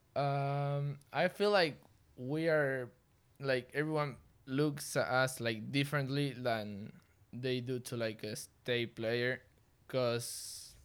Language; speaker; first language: English; non-native, fluent; Spanish